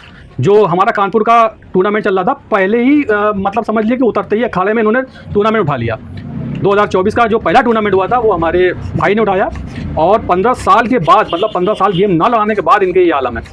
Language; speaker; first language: Hindi; native; Hindi